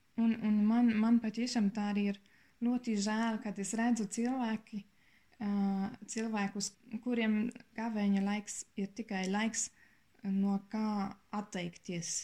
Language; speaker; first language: Latvian; non-native, learner; German